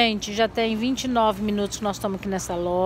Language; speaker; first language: Portuguese; native; Portuguese